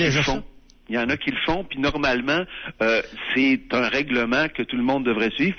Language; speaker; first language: French; native; French